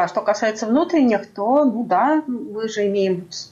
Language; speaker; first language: Russian; native; Russian